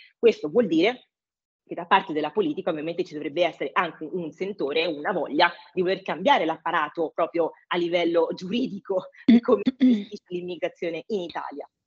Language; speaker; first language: Italian; early bilingual, other home language; English